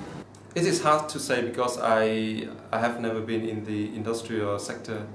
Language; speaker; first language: English; non-native, fluent; Vietnamese